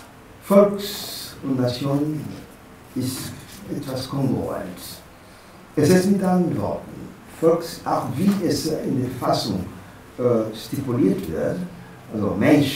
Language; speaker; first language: German; non-native, fluent; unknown